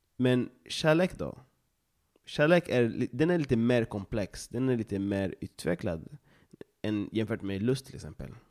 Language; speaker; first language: Swedish; non-native, fluent; Lingala